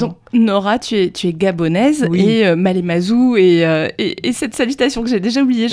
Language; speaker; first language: French; native; French